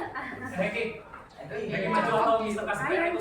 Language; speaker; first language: Indonesian; native; Indonesian